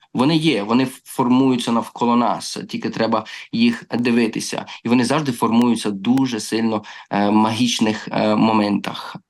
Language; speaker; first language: Ukrainian; early bilingual, heritage; Ukrainian